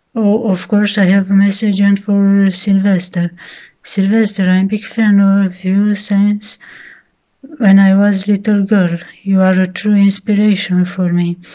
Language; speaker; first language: English; non-native, learner; Romanian